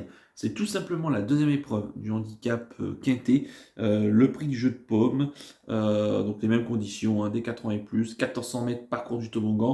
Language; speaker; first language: French; native; French